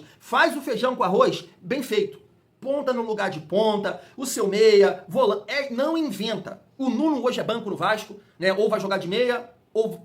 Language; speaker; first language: Portuguese; native; Portuguese